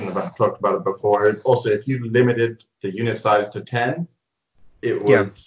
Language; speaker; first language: English; native; English